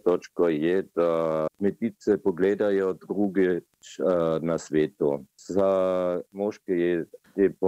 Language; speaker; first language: Slovenian; non-native, learner; German